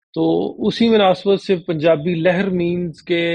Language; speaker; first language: Urdu; non-native, local second language; Punjabi